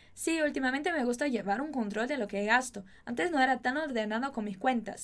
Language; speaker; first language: Spanish; non-native, fluent; Portuguese